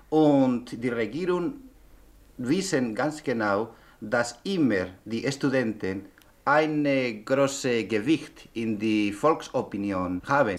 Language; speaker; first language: German; non-native, learner; Spanish